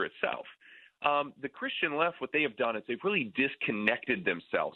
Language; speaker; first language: English; native; English